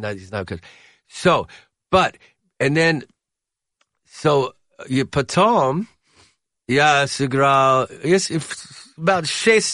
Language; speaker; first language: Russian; non-native, learner; English